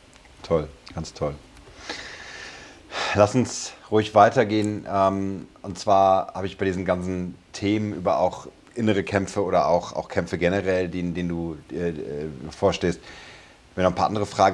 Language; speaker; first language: German; native; German